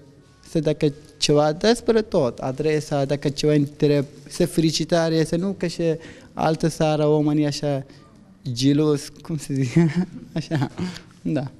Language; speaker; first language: Romanian; non-native, learner; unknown